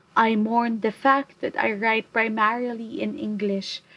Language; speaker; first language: English; non-native, local second language; Chavacano